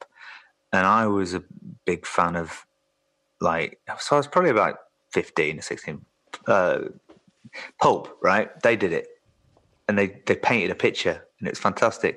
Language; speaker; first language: English; native; English